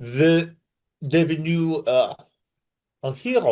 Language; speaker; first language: French; non-native, learner; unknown